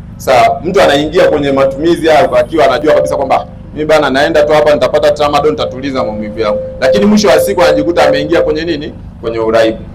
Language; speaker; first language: Swahili; native; Swahili